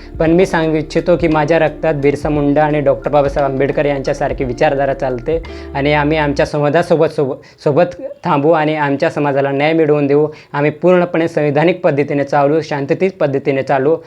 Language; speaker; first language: Marathi; non-native, local second language; Bhili